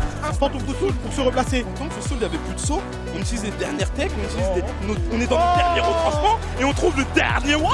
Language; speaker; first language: French; native; French